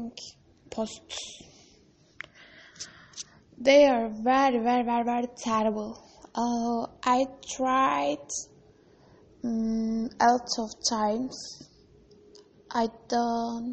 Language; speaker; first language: English; non-native, learner; Turkish